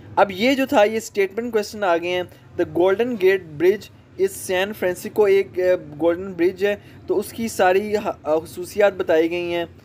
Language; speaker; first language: Urdu; non-native, local second language; Punjabi